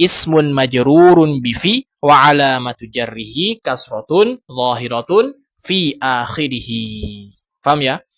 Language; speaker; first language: Arabic; non-native, fluent; Indonesian